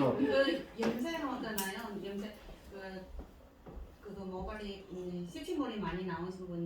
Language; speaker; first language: Korean; non-native, learner; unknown